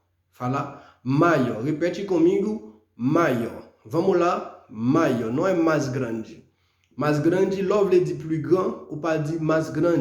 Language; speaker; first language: Portuguese; non-native, fluent; Haitian Creole